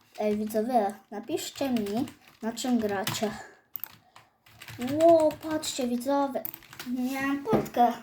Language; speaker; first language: Polish; native; Polish